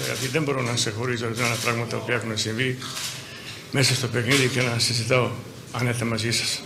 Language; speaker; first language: Greek; non-native, fluent; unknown